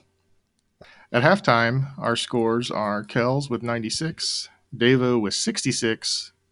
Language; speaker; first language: English; native; English